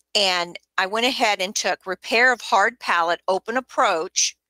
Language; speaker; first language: English; native; English